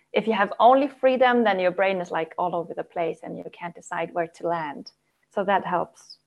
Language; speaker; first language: English; non-native, fluent; German